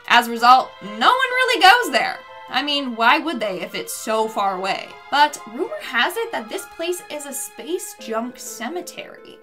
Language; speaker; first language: English; native; English